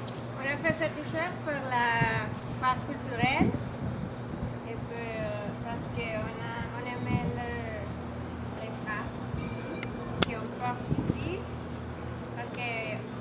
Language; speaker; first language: French; non-native, learner; Spanish